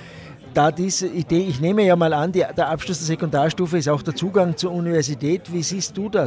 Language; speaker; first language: German; native; German